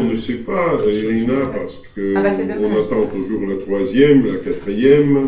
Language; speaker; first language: French; non-native, fluent; Russian